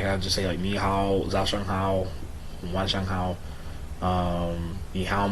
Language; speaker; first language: Chinese; non-native, learner; English